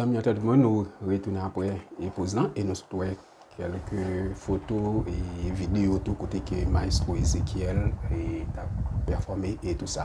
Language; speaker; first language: French; non-native, local second language; Haitian Creole